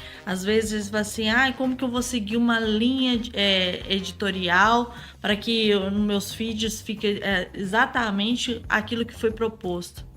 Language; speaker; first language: Portuguese; native; Portuguese